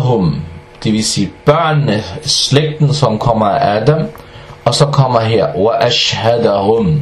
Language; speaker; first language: Danish; non-native, fluent; Arabic